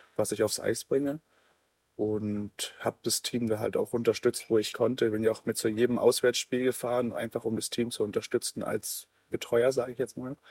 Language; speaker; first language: German; native; German